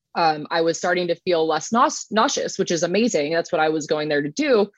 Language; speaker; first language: English; native; English